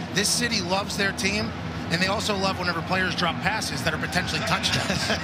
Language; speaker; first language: English; native; English